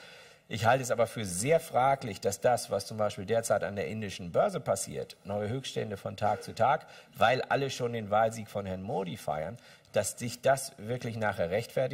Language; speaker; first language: German; native; German